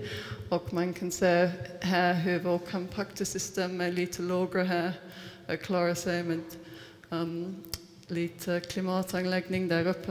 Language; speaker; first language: Swedish; non-native, fluent; English